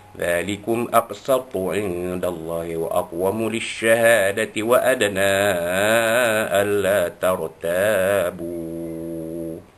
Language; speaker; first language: Arabic; non-native, learner; Malay